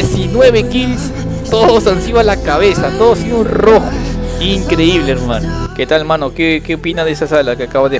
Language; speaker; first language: Spanish; native; Spanish